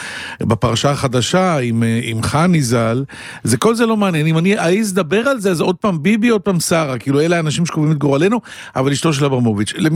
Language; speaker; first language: Hebrew; native; Hebrew